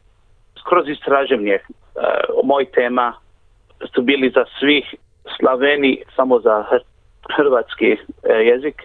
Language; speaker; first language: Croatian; early bilingual, heritage; English